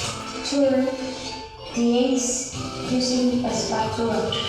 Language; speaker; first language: English; non-native, learner; Indonesian